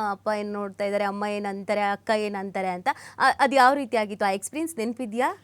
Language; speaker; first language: Kannada; native; Kannada